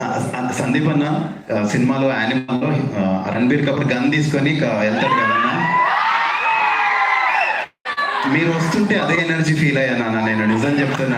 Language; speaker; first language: Telugu; native; Telugu